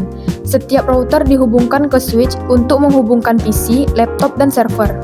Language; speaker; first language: Indonesian; native; Indonesian